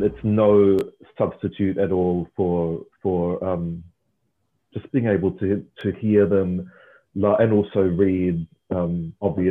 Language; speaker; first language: English; native; English